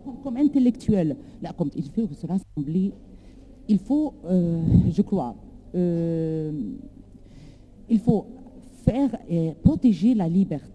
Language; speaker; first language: French; non-native, learner; Arabic